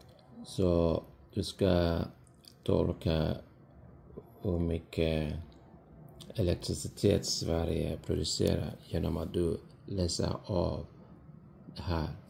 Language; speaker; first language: Swedish; non-native, fluent; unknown